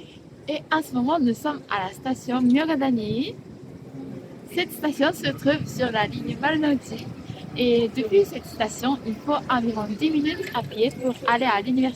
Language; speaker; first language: French; non-native, learner; Japanese